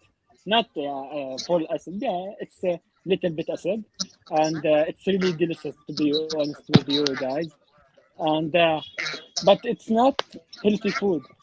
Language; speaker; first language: English; non-native, learner; Arabic